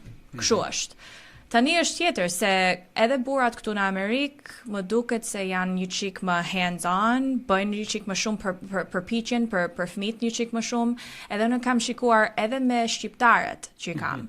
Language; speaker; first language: Albanian; early bilingual, heritage; Albanian